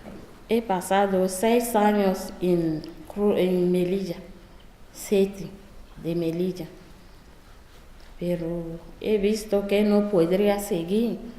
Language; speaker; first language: Spanish; non-native, learner; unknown